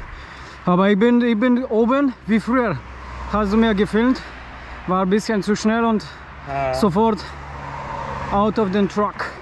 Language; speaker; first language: German; non-native, learner; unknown